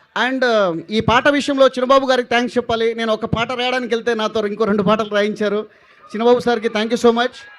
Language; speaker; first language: Telugu; native; Telugu